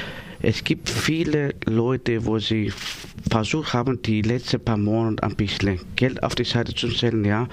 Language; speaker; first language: German; non-native, learner; Greek